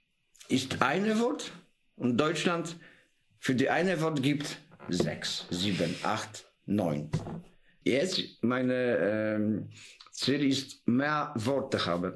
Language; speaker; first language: German; non-native, learner; Polish